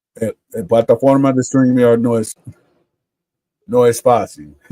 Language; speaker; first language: Spanish; early bilingual, heritage; Spanish